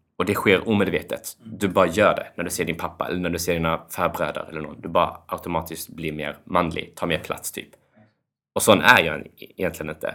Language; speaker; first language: Swedish; early bilingual, other home language; Albanian